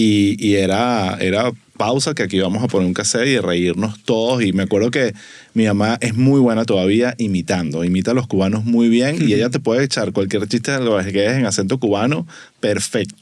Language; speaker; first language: Spanish; native; Spanish